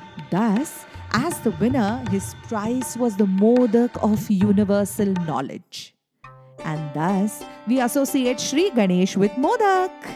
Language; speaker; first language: English; non-native, local second language; Marathi